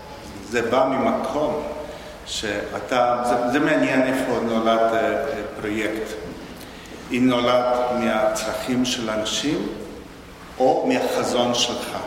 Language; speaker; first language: Hebrew; non-native, fluent; Spanish